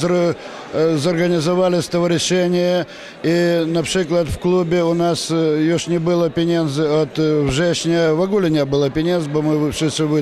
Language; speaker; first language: Polish; non-native, fluent; Ukrainian